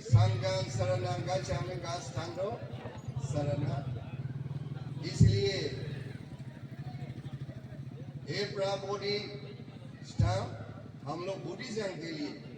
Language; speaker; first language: Hindi; non-native, fluent; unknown